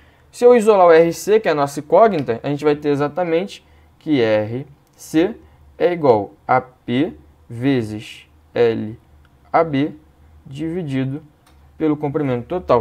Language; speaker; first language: Portuguese; native; Portuguese